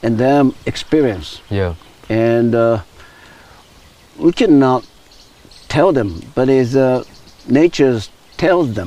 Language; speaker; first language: English; non-native, learner; Japanese